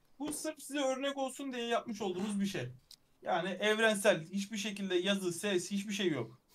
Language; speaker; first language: Turkish; native; Turkish